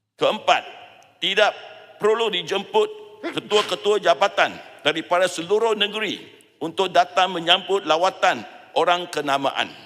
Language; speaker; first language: Malay; non-native, local second language; Chinese